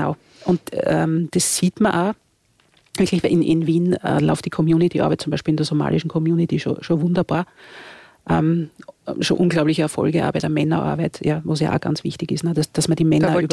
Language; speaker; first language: German; native; German